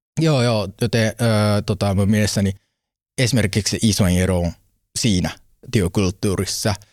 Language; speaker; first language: Finnish; non-native, learner; Japanese